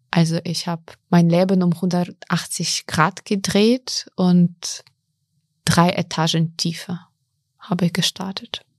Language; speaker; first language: German; non-native, fluent; Ukrainian